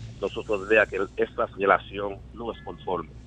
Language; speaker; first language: Spanish; non-native, learner; Haitian Creole